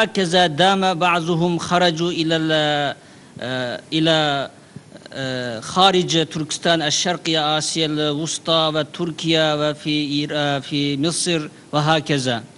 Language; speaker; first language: Arabic; non-native, learner; Uyghur